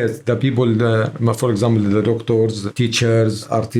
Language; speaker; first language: English; non-native, learner; Arabic